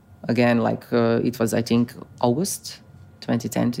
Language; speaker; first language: English; non-native, fluent; Croatian